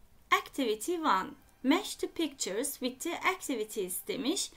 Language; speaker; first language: English; non-native, fluent; Turkish